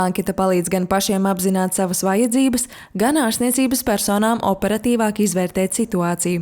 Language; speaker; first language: Latvian; native; Latvian